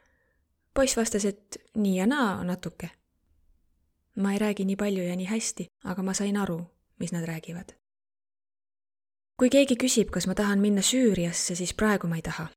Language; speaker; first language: Estonian; non-native, learner; Arabic